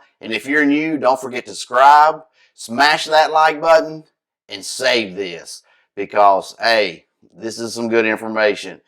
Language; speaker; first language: English; native; English